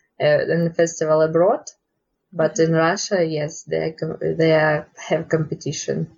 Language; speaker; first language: English; non-native, learner; Russian